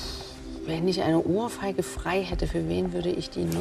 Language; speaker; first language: German; native; German